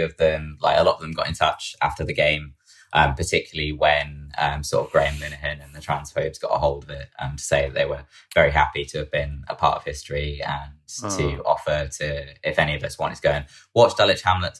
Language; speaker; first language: English; native; English